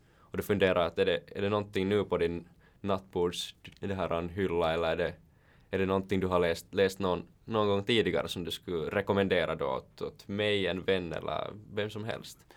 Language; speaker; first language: Swedish; native; Swedish